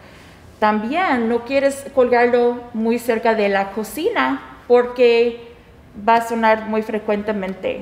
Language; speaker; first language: Spanish; early bilingual, heritage; Spanish